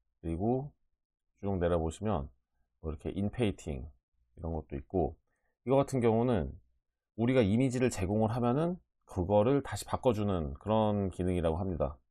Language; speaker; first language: Korean; native; Korean